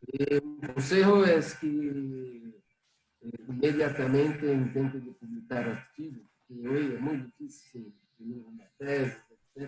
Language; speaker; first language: Spanish; non-native, fluent; Portuguese